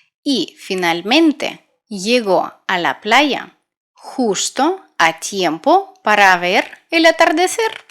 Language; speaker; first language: Spanish; non-native, fluent; Russian